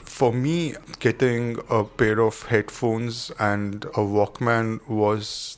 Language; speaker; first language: English; non-native, local second language; Hindi